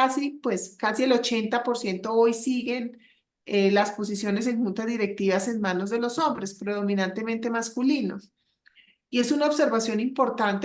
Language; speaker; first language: Spanish; native; Spanish